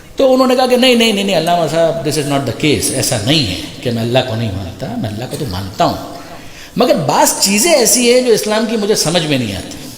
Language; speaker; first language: Urdu; native; Urdu